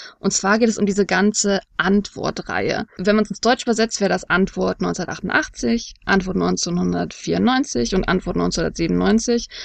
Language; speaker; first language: German; native; German